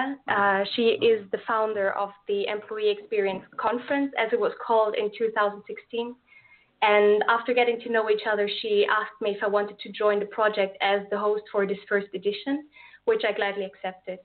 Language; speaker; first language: English; non-native, fluent; German